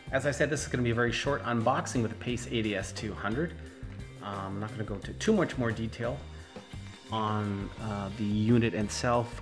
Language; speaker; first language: English; native; English